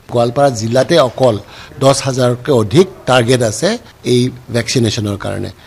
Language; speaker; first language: Assamese; non-native, local second language; Karbi